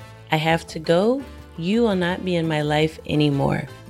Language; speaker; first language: English; native; English